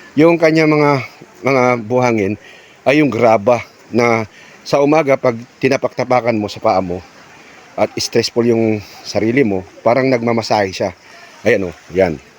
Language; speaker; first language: Filipino; non-native, local second language; Cebuano